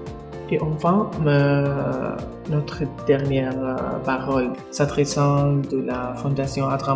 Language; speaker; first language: French; non-native, learner; Arabic